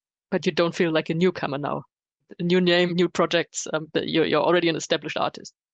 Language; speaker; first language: English; non-native, fluent; German